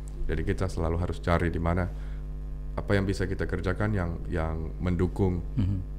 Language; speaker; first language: Indonesian; non-native, fluent; English